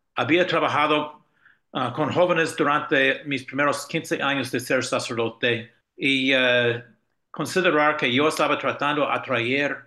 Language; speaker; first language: Spanish; non-native, fluent; English